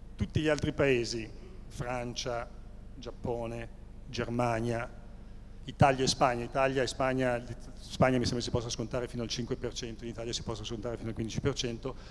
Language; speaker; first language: Italian; native; Italian